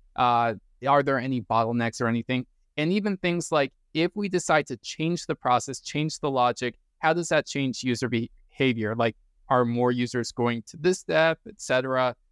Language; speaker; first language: English; native; English